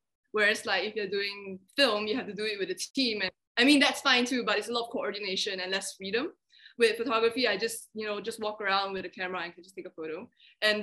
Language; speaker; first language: English; non-native, local second language; Chinese